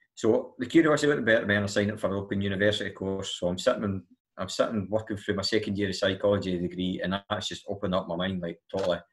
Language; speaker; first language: English; native; English